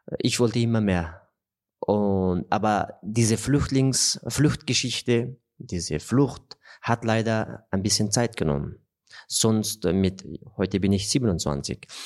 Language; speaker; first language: German; non-native, fluent; Persian